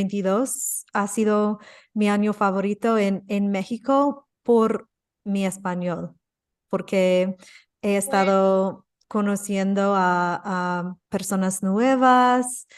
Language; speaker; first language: Spanish; non-native, fluent; English